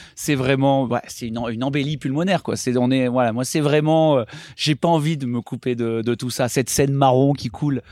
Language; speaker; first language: French; native; French